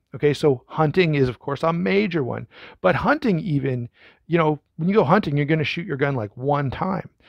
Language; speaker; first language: English; native; English